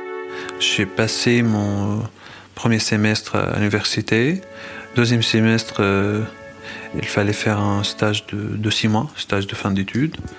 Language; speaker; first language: French; non-native, fluent; Arabic